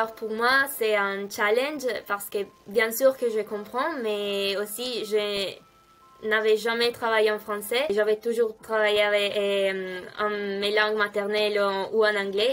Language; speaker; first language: French; non-native, fluent; Italian